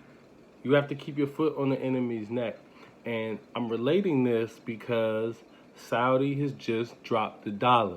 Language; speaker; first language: English; native; English